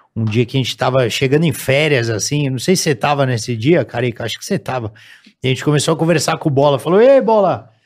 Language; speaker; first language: Portuguese; native; Portuguese